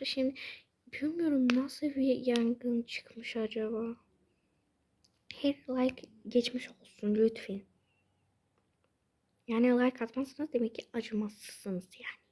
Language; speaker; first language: Turkish; early bilingual, heritage; Turkish